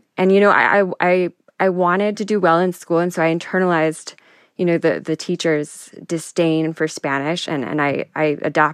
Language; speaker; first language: English; early bilingual, other home language; Spanish